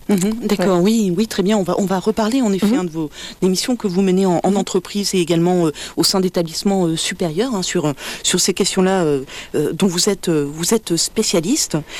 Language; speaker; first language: French; native; French